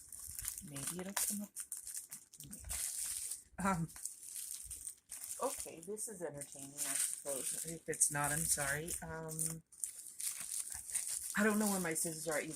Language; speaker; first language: English; native; English